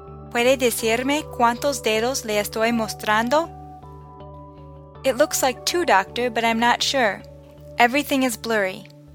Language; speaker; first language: English; native; English